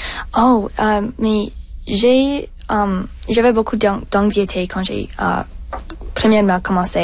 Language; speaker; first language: French; non-native, local second language; English